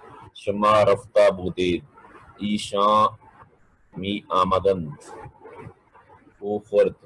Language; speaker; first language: Persian; non-native, fluent; Urdu